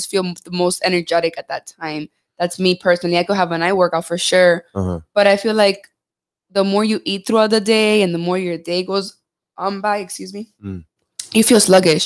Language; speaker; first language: English; native; English